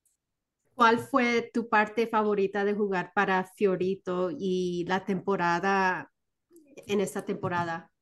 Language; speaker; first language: Spanish; early bilingual, heritage; Spanish